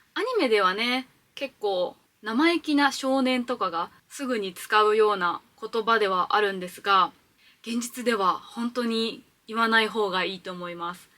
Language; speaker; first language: Japanese; native; Japanese